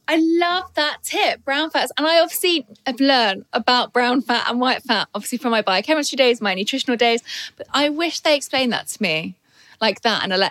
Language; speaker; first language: English; native; English